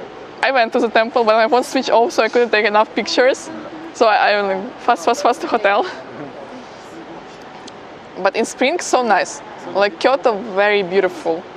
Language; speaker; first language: English; non-native, fluent; Ukrainian